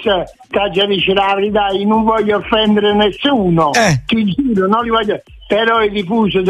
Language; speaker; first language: Italian; native; Italian